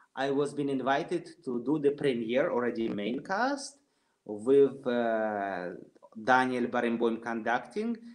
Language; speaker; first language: English; non-native, fluent; Russian